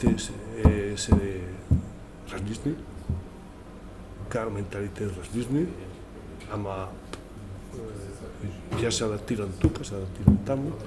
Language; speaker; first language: Macedonian; non-native, learner; Spanish